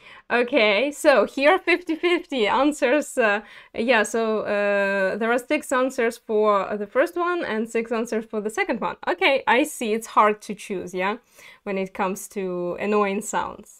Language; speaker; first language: English; non-native, fluent; Ukrainian